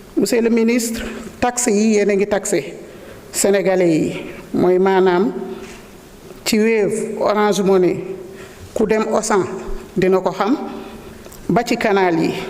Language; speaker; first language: Wolof; non-native, local second language; Fula